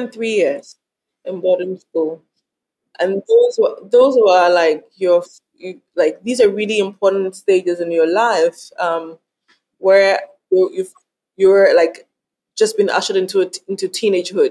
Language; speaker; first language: English; non-native, local second language; Akan